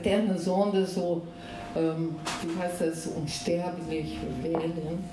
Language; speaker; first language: German; non-native, fluent; Portuguese